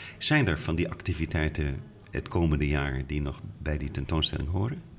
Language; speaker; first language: Dutch; native; Dutch